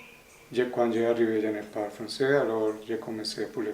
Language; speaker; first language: French; non-native, fluent; Spanish